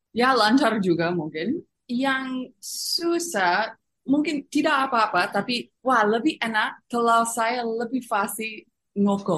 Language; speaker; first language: Indonesian; non-native, fluent; English